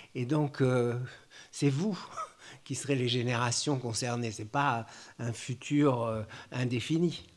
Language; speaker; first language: French; native; French